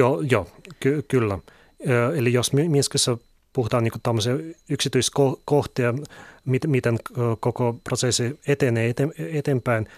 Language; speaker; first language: Finnish; non-native, fluent; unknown